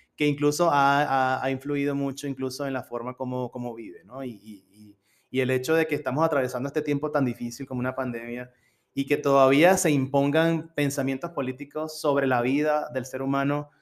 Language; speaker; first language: Spanish; native; Spanish